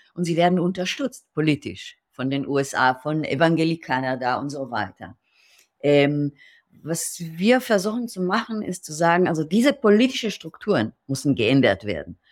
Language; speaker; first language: German; non-native, fluent; Hebrew